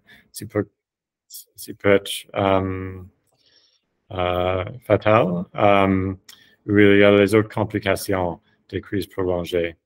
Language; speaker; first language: French; non-native, fluent; English